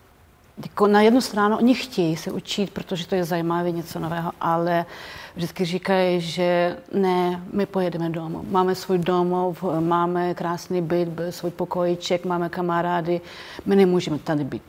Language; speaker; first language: Czech; non-native, fluent; Ukrainian